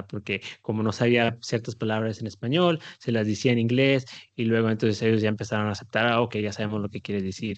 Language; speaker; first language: Spanish; early bilingual, heritage; Spanish